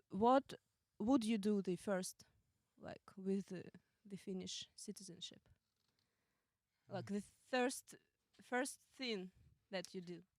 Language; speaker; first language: English; non-native, fluent; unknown